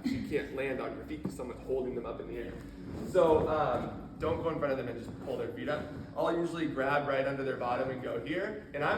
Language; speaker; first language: English; native; English